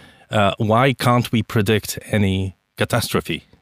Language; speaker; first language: English; non-native, fluent; Polish